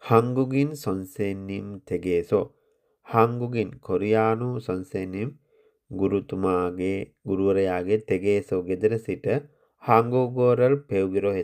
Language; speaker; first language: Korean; non-native, fluent; Sinhala